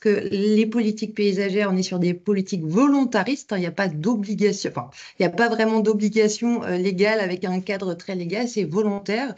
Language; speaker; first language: French; native; French